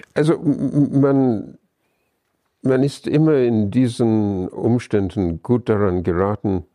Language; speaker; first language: German; non-native, fluent; English